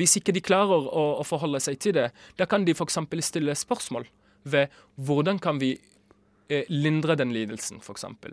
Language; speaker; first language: Norwegian; early bilingual, other home language; Arabic